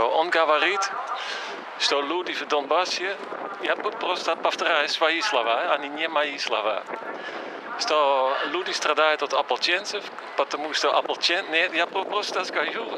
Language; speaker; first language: Russian; non-native, fluent; Dutch